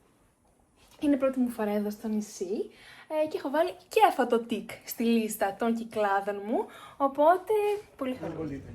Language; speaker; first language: Greek; native; Greek